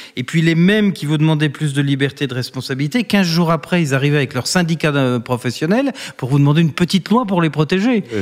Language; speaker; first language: French; native; French